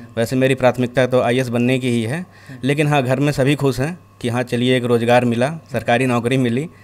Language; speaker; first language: Hindi; native; Hindi